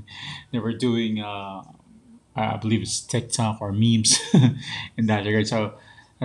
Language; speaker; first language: English; non-native, local second language; Filipino